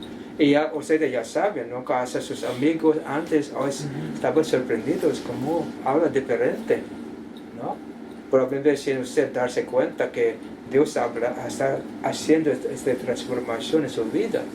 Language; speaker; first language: Spanish; non-native, learner; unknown